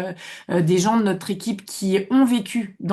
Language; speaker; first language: French; native; French